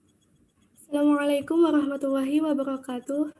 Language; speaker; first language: Arabic; non-native, learner; Indonesian